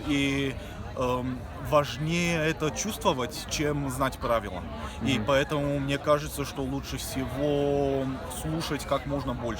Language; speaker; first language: Russian; early bilingual, other home language; Bulgarian